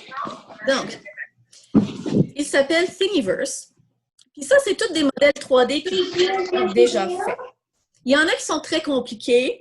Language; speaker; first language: French; native; French